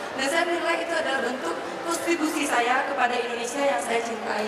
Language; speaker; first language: Indonesian; non-native, local second language; Minangkabau